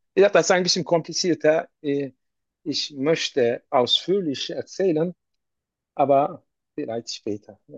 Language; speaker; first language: German; non-native, learner; Turkish